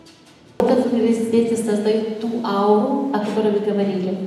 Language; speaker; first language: Russian; non-native, local second language; Romanian